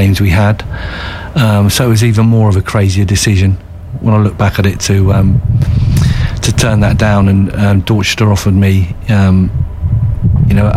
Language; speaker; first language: English; native; English